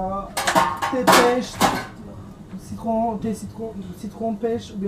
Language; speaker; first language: French; non-native, learner; Turkish